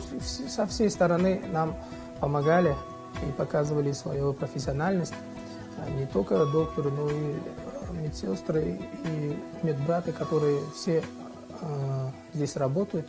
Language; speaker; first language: Russian; non-native, fluent; Uzbek